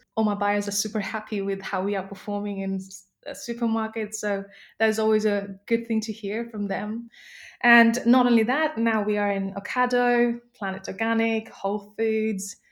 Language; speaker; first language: English; non-native, local second language; Nepali